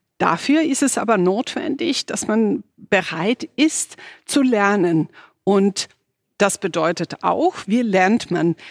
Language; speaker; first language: German; non-native, fluent; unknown